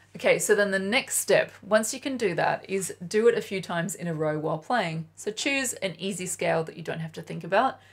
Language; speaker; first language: English; native; English